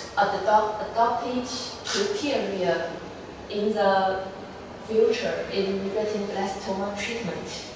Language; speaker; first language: English; non-native, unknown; Chinese